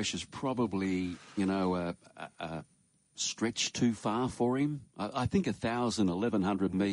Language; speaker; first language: English; native; English